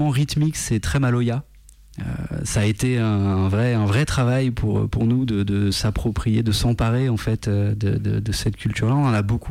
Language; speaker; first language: French; native; French